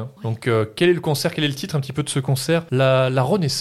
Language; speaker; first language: French; native; French